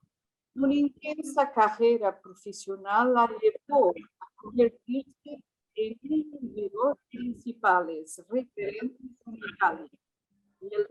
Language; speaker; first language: Spanish; non-native, fluent; Portuguese